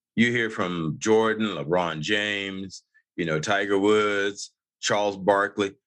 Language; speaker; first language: English; native; English